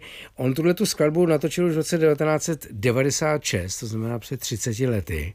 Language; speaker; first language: Czech; native; Czech